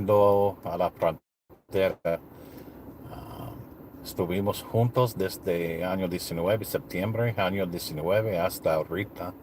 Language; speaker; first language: Spanish; non-native, learner; English